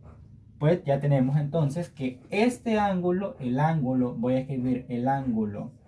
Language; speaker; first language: Spanish; native; Spanish